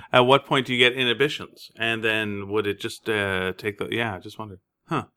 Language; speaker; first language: English; native; English